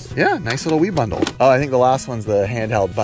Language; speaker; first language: English; native; English